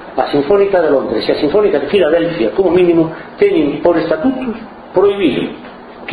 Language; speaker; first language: Spanish; non-native, local second language; Galician